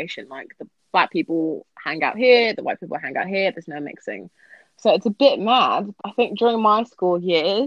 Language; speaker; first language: English; native; English